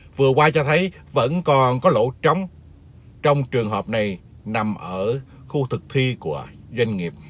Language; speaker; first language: Vietnamese; native; Vietnamese